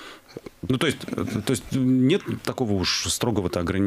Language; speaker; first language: Russian; native; Russian